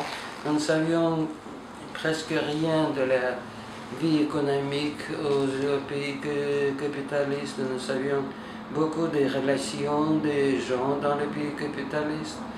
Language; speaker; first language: French; non-native, learner; Russian